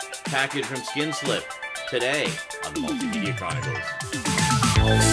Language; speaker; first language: English; native; English